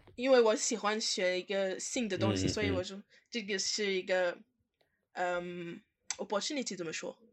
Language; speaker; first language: Chinese; non-native, learner; French